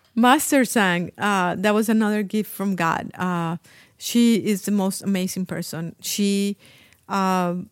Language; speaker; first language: English; non-native, fluent; Spanish